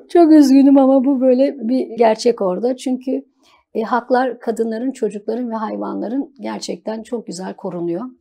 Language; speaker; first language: Turkish; native; Turkish